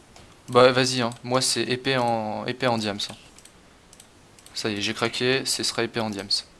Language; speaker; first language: French; native; French